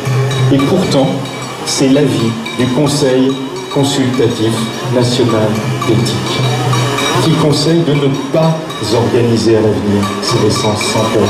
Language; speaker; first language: French; native; French